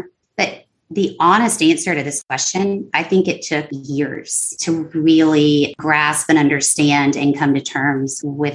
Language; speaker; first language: English; native; English